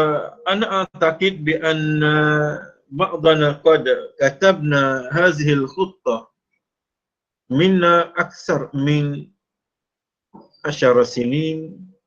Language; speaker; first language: Arabic; non-native, fluent; Malay